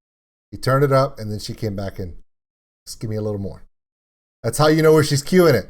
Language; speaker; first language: English; native; English